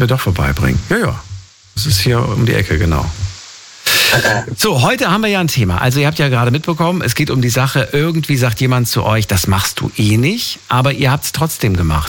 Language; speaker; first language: German; native; German